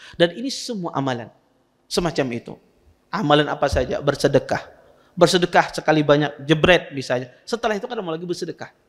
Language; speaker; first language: Indonesian; native; Indonesian